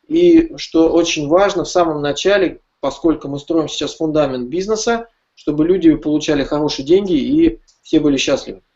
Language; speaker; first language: Russian; native; Russian